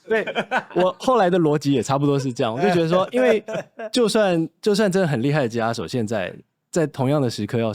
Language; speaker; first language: Chinese; native; Chinese